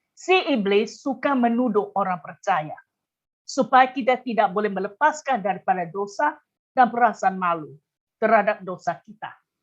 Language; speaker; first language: Malay; non-native, local second language; Chinese